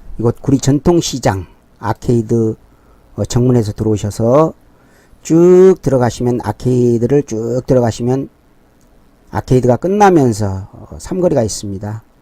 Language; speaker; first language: Korean; native; Korean